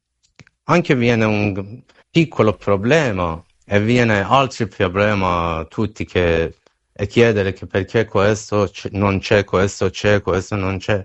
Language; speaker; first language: Italian; non-native, learner; Persian